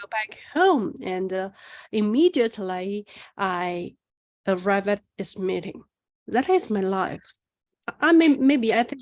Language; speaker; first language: English; non-native, learner; Chinese